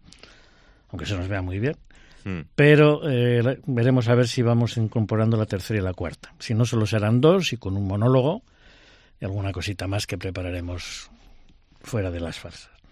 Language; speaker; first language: Spanish; native; Spanish